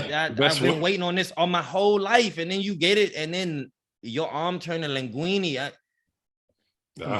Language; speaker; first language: English; native; English